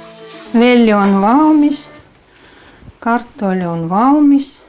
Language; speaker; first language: Finnish; non-native, local second language; Russian